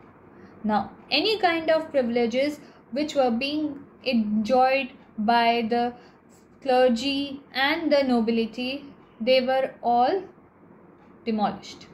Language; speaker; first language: English; non-native, local second language; Hindi